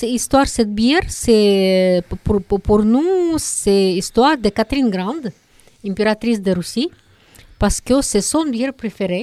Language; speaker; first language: French; non-native, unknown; Russian